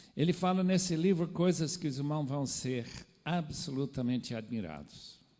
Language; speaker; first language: Portuguese; non-native, fluent; English